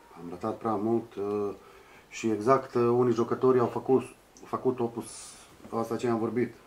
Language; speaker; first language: Romanian; non-native, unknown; Serbian